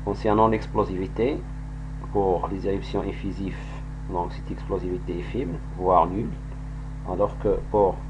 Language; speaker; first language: French; non-native, local second language; Arabic